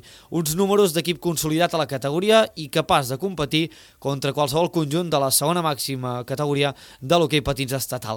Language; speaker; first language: Catalan; native; Catalan